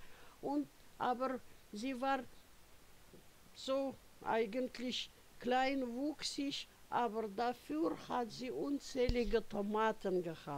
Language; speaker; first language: German; non-native, fluent; Russian